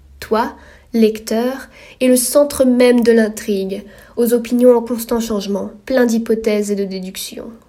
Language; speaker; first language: French; native; French